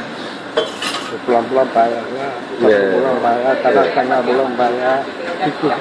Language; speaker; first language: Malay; non-native, learner; Tamil